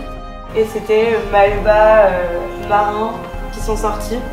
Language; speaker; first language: French; native; French